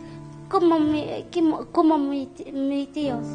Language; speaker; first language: Spanish; non-native, learner; Arabic